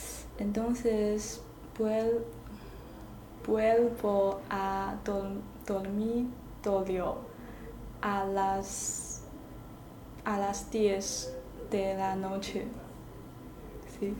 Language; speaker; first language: Spanish; non-native, learner; Chinese